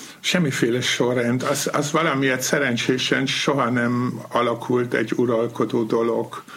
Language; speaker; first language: Hungarian; non-native, fluent; German